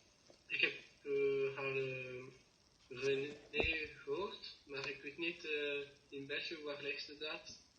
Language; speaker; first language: Dutch; non-native, learner; French